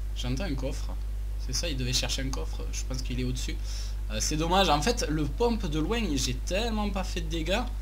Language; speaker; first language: French; native; French